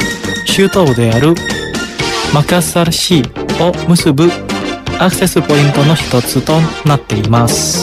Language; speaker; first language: Japanese; non-native, fluent; Indonesian